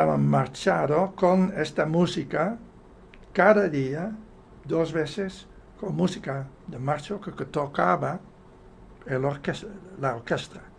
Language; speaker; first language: Spanish; non-native, fluent; Dutch